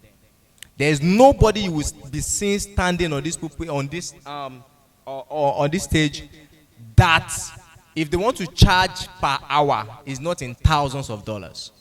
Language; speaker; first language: English; non-native, local second language; Yoruba